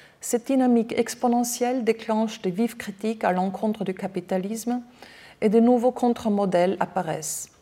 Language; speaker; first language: French; non-native, fluent; German